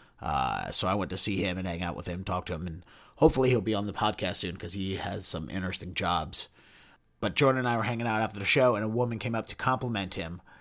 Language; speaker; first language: English; native; English